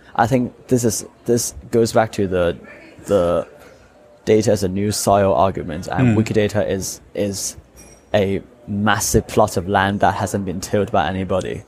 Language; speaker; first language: English; non-native, local second language; Cantonese